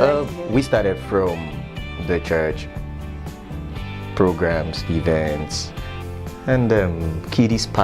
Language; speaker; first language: English; non-native, local second language; Yoruba